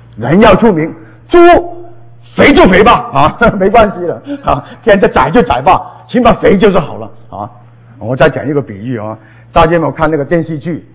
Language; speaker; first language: Chinese; non-native, local second language; Cantonese